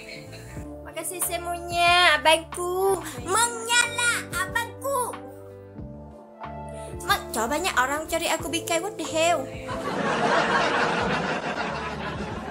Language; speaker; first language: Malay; non-native, learner; Vietnamese